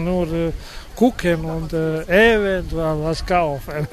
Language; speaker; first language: German; non-native, learner; Croatian